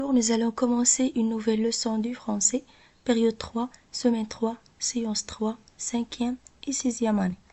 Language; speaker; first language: French; non-native, local second language; Arabic